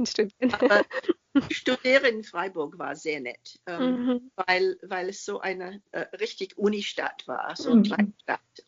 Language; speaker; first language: German; non-native, fluent; English